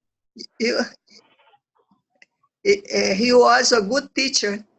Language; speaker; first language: English; non-native, learner; Portuguese